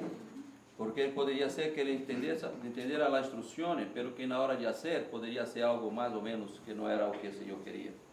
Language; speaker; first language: Spanish; non-native, learner; Portuguese